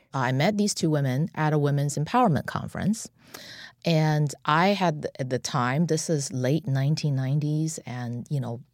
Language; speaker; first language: English; non-native, fluent; Chinese